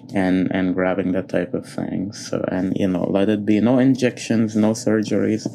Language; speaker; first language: English; non-native, fluent; Arabic